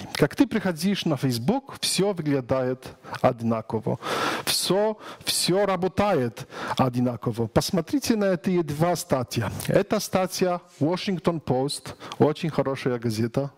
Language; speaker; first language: Russian; non-native, learner; Polish